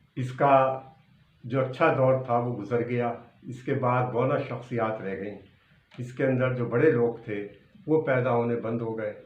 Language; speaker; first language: Urdu; native; Urdu